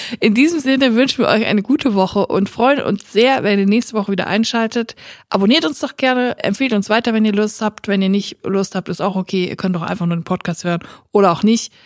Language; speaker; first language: German; native; German